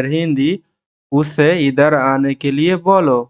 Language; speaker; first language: Hindi; non-native, learner; Bangla